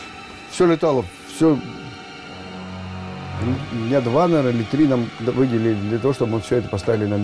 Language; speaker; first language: Russian; native; Russian